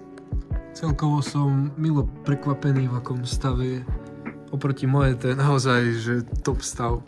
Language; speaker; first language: Slovak; native; Slovak